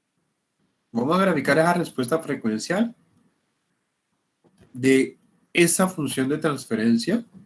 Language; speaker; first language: Spanish; native; Spanish